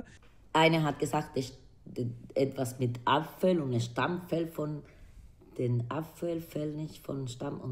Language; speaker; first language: German; non-native, learner; Spanish